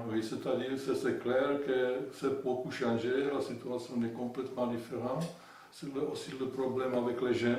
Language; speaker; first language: French; non-native, fluent; Czech